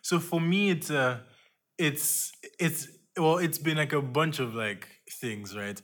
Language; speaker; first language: English; non-native, local second language; Yoruba